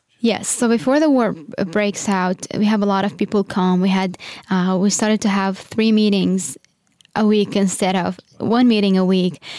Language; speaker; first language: English; non-native, fluent; Arabic